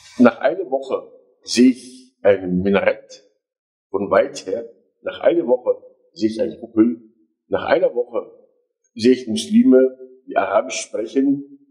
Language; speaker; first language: German; non-native, fluent; Arabic